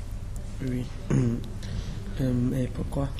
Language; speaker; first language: French; non-native, learner; English